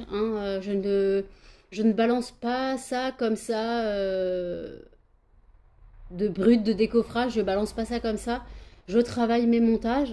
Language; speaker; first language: French; native; French